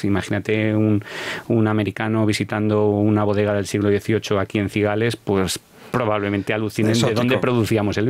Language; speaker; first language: Spanish; native; Spanish